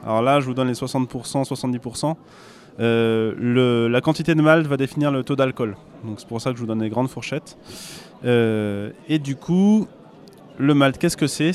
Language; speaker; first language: French; native; French